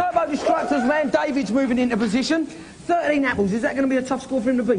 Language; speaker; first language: English; native; English